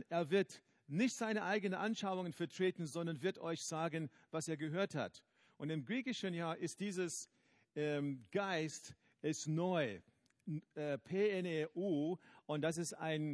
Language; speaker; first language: German; non-native, fluent; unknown